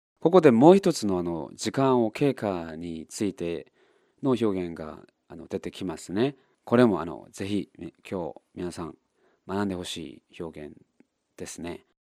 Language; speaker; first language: Japanese; non-native, fluent; Korean